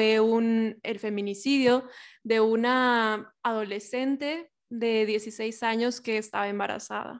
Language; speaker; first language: Spanish; early bilingual, heritage; Spanish